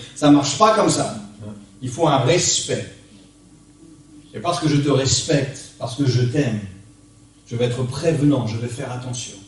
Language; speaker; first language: French; native; French